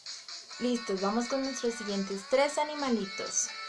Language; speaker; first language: Spanish; native; Spanish